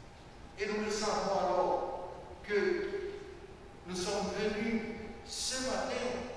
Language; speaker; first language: French; non-native, local second language; Haitian Creole